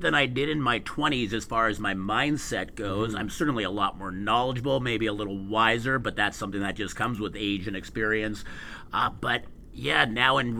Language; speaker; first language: English; native; English